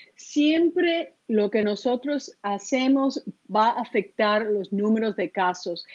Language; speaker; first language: Spanish; early bilingual, heritage; Spanish